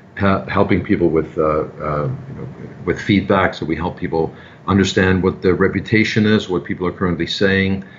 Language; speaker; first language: English; non-native, fluent; German